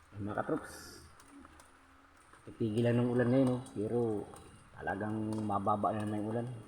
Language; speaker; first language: Filipino; non-native, local second language; Bikol